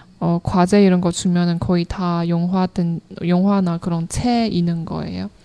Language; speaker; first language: Korean; non-native, learner; Chinese